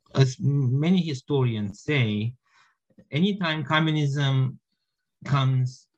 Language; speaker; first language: English; non-native, fluent; Romanian